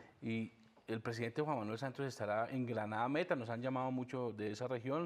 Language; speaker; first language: Spanish; native; Spanish